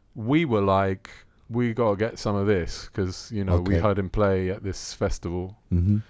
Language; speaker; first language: English; early bilingual, other home language; Italian